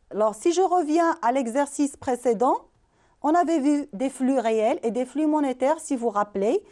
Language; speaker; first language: French; non-native, local second language; Arabic